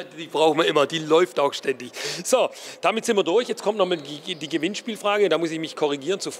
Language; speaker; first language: German; native; German